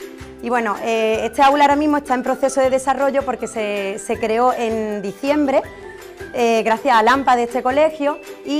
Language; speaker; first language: Spanish; native; Spanish